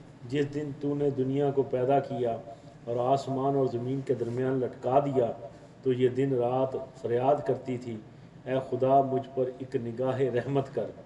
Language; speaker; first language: Urdu; non-native, local second language; Punjabi